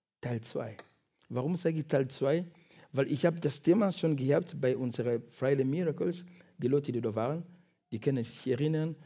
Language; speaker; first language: German; non-native, fluent; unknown